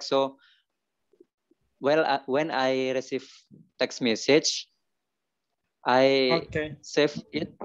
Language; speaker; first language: English; non-native, learner; Indonesian